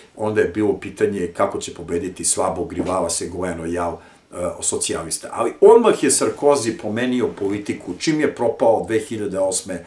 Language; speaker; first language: Serbian; native; Serbian